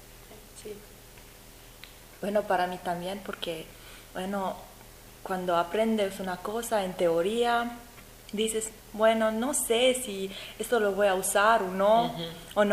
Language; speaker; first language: Spanish; non-native, fluent; English